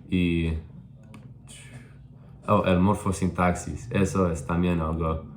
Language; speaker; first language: Spanish; non-native, learner; English